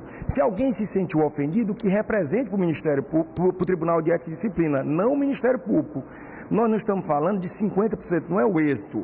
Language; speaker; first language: Portuguese; native; Portuguese